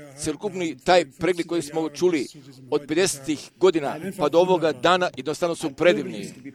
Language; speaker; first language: Croatian; early bilingual, heritage; Croatian